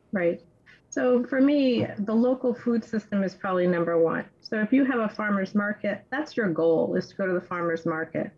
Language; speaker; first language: English; native; English